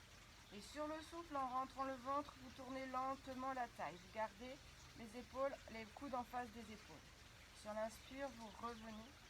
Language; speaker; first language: French; native; French